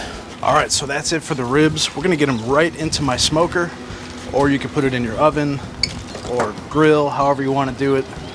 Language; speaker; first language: English; native; English